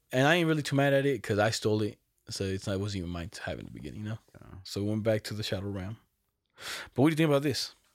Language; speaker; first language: English; native; English